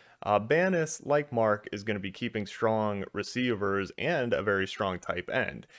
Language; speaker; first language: English; native; English